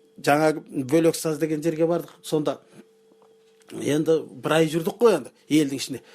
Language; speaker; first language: Kazakh; early bilingual, heritage; Kazakh